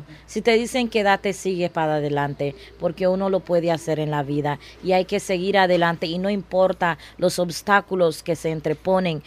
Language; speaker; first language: Spanish; non-native, local second language; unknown